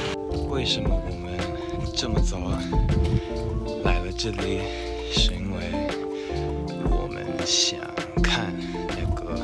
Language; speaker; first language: Chinese; non-native, fluent; Japanese